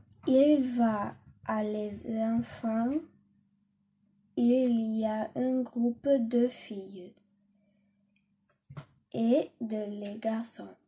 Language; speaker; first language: French; non-native, learner; Catalan